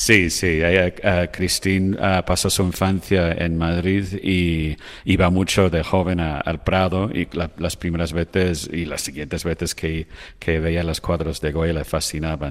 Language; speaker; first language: Spanish; non-native, fluent; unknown